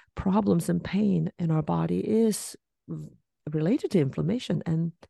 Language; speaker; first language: English; non-native, local second language; Cantonese